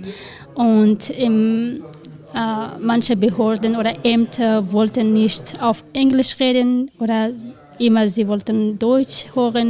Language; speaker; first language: German; non-native, learner; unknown